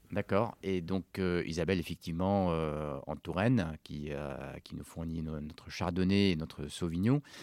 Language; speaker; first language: French; non-native, local second language; Arabic